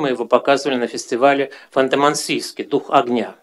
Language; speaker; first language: Russian; native; Russian